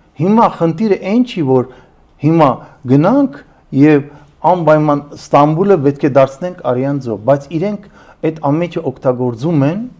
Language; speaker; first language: Armenian; early bilingual, heritage; Armenian